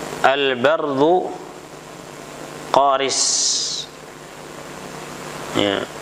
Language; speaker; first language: Arabic; non-native, fluent; Indonesian